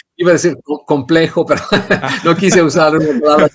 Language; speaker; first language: Spanish; non-native, fluent; English